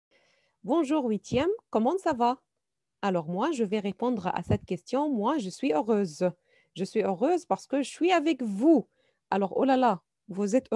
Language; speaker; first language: French; non-native, fluent; Arabic